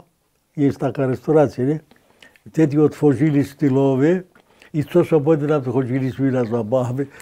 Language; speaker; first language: Polish; non-native, fluent; Greek